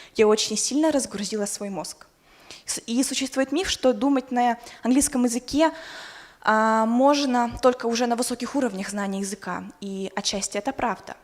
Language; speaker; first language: Russian; native; Russian